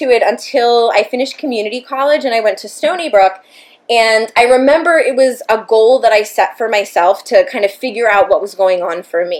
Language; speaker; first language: English; native; English